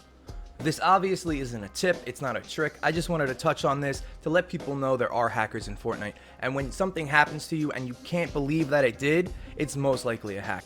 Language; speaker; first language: English; native; English